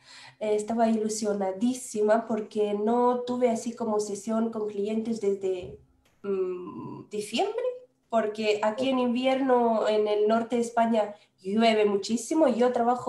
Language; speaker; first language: Spanish; non-native, fluent; Romanian